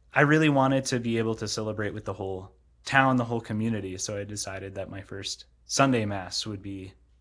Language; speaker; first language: English; native; English